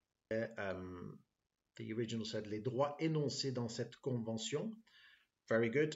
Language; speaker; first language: French; non-native, fluent; English